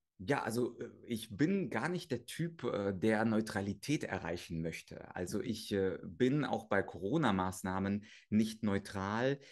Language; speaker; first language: German; early bilingual, other home language; Russian